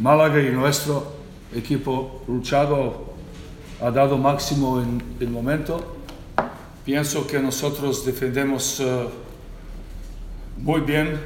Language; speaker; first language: Spanish; non-native, learner; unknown